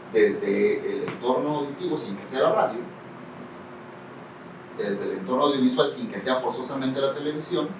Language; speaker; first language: Spanish; native; Spanish